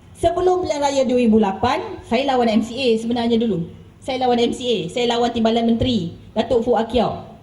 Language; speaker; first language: Malay; native; Malay